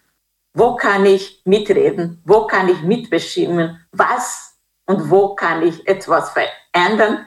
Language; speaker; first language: German; non-native, fluent; Kinyarwanda